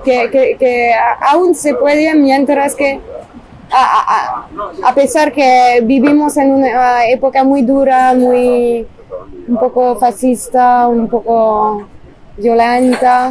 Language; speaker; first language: Spanish; non-native, fluent; French